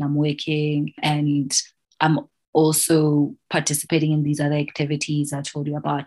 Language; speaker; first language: English; non-native, local second language; Southern Sotho